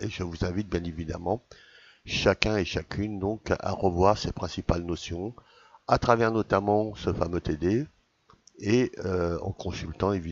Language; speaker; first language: French; native; French